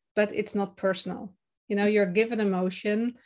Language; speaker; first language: English; non-native, fluent; Dutch